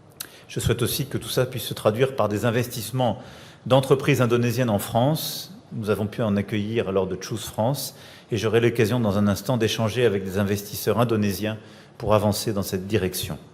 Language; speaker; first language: French; native; French